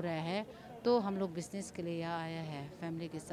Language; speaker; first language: Hindi; non-native, local second language; Tibetan